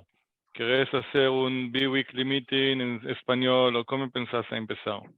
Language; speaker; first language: Spanish; non-native, learner; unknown